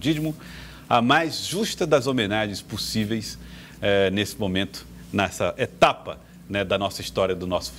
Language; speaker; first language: Portuguese; native; Portuguese